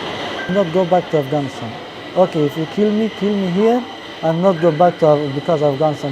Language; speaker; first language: English; non-native, learner; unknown